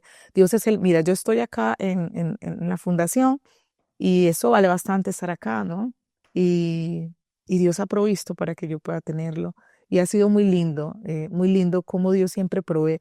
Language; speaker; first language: Spanish; native; Spanish